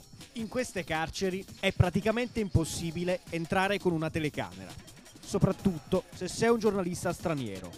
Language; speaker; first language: Italian; native; Italian